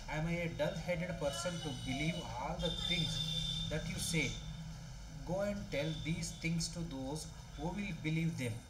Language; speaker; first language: English; non-native, local second language; Telugu